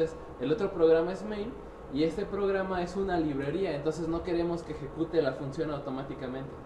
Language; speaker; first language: Spanish; native; Spanish